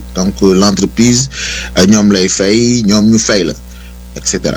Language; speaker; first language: French; non-native, local second language; Wolof